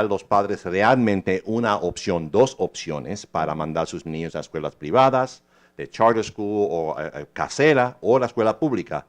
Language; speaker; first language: Spanish; early bilingual, heritage; English